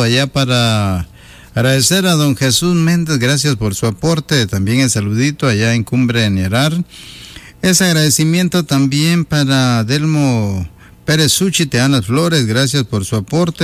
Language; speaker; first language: Spanish; native; Spanish